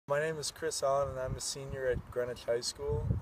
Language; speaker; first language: English; native; English